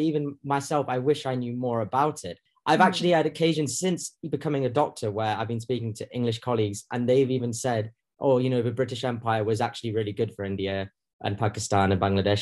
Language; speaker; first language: English; native; English